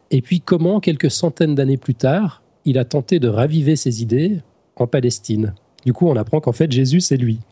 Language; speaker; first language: French; native; French